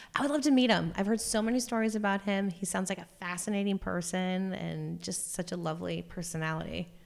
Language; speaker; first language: English; native; English